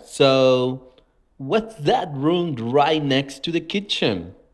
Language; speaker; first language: English; non-native, fluent; Spanish